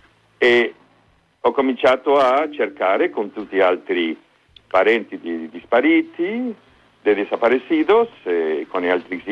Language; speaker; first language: Italian; non-native, fluent; Spanish